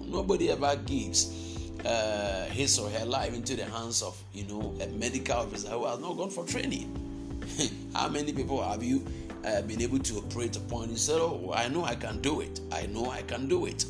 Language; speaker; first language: English; non-native, local second language; Akan